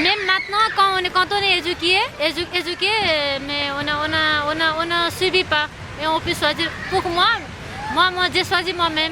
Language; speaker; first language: French; non-native, fluent; Nepali